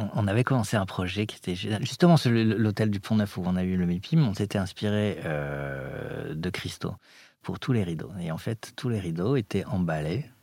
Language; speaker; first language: French; native; French